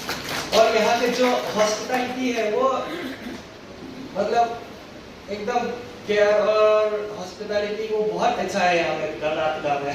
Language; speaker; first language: Hindi; non-native, local second language; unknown